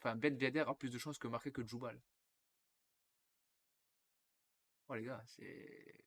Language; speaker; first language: French; native; French